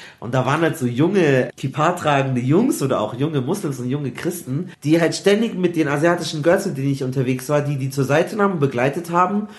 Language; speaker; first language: German; early bilingual, other home language; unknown